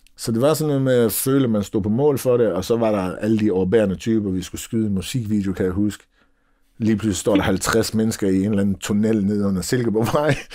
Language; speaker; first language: Danish; native; Danish